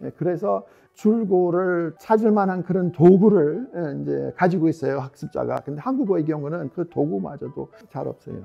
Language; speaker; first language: Korean; non-native, fluent; English